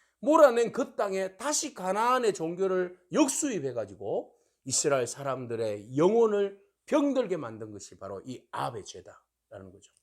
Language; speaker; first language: Korean; native; Korean